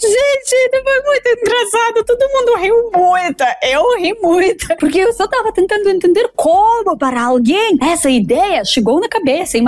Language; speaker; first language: Portuguese; non-native, fluent; Russian